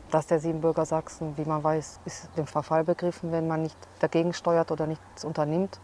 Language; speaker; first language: German; early bilingual, other home language; Hungarian